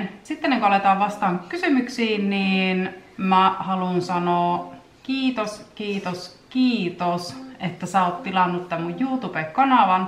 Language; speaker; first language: Finnish; native; Finnish